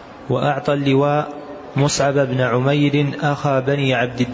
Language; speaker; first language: Arabic; native; Arabic